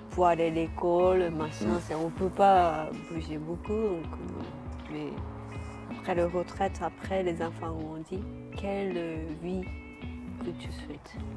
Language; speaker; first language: French; non-native, learner; Japanese